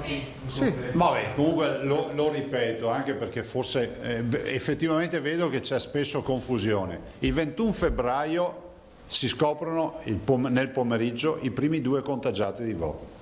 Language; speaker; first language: Italian; native; Italian